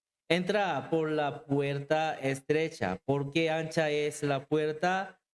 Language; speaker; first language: Spanish; non-native, learner; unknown